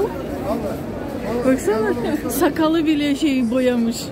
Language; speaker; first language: Turkish; non-native, fluent; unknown